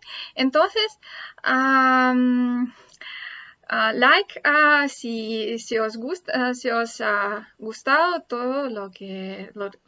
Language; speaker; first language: Spanish; non-native, fluent; Russian